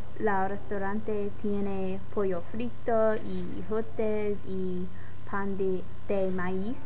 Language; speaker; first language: Spanish; non-native, learner; English